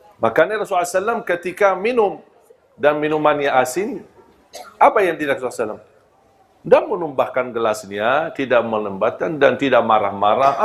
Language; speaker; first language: Malay; non-native, fluent; Arabic